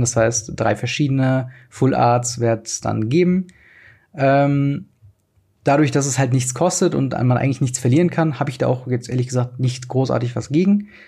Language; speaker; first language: German; native; German